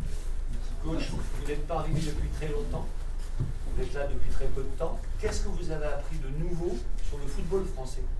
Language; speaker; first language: French; native; French